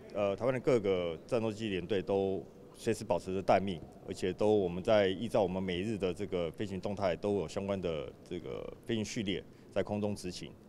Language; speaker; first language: Chinese; native; Chinese